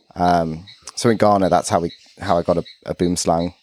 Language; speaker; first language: English; native; English